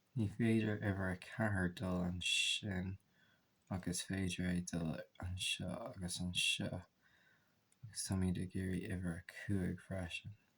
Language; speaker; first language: Irish; non-native, local second language; English